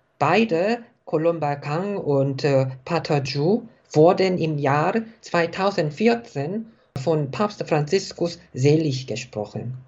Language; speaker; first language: German; non-native, fluent; Korean